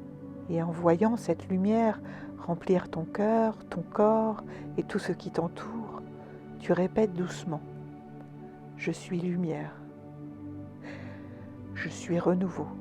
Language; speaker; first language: French; native; French